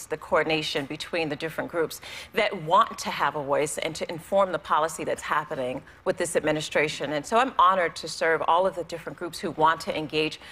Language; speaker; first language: English; native; English